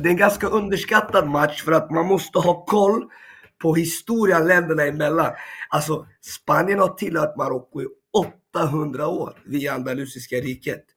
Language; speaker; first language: Swedish; early bilingual, other home language; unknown